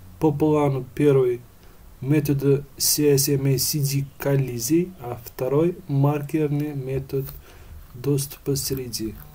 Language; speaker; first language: Russian; non-native, local second language; Uzbek